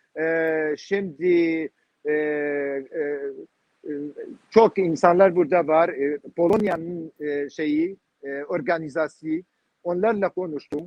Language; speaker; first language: Turkish; non-native, learner; Kurdish